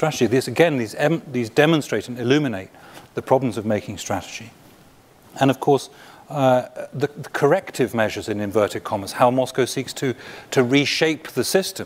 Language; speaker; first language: English; native; English